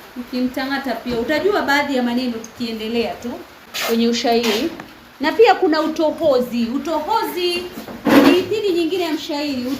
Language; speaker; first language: Swahili; non-native, local second language; Kamba